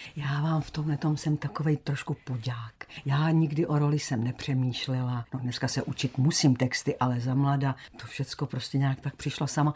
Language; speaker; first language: Czech; native; Czech